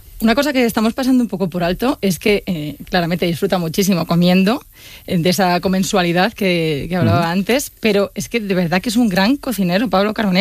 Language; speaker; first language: Spanish; native; Spanish